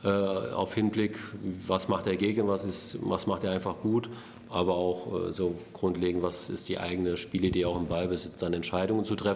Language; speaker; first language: German; native; German